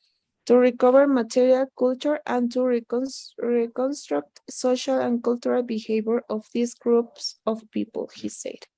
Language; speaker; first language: English; non-native, learner; Spanish